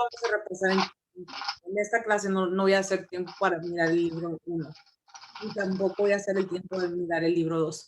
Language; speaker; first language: Spanish; early bilingual, heritage; Spanish